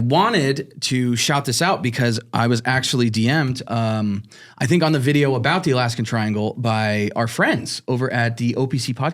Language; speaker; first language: English; native; English